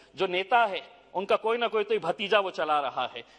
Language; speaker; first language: Hindi; non-native, local second language; Urdu